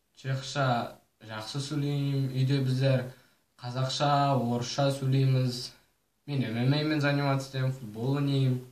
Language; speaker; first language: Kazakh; early bilingual, heritage; Kazakh